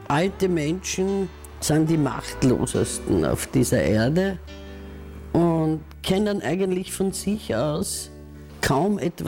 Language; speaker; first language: German; non-native, local second language; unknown